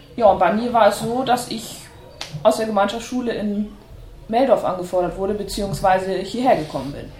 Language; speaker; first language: German; native; German